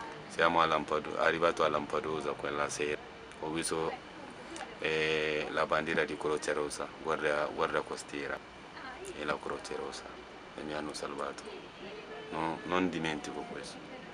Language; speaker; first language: Italian; non-native, fluent; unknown